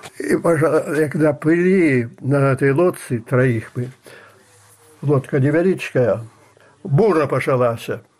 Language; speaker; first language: Russian; non-native, local second language; Belarusian